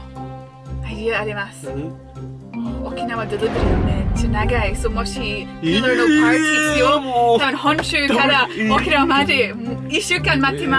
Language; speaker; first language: Japanese; non-native, learner; English